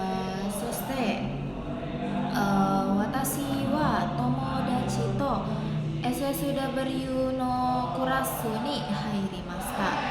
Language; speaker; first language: Japanese; non-native, learner; Indonesian